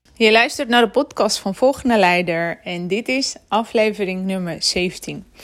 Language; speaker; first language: Dutch; non-native, fluent; Armenian